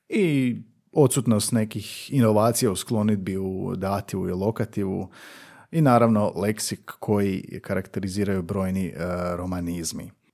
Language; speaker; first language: Croatian; native; Croatian